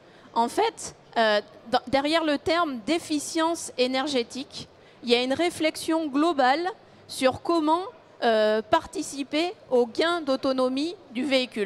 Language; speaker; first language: French; native; French